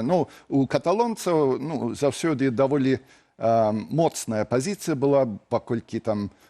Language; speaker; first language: Belarusian; non-native, fluent; English